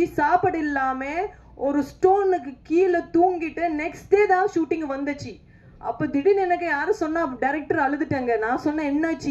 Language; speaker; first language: Tamil; non-native, fluent; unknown